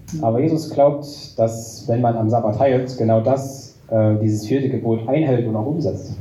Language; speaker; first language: German; native; German